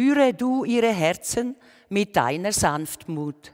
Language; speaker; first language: German; native; German